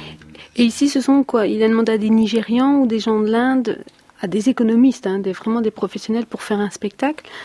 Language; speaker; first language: French; native; French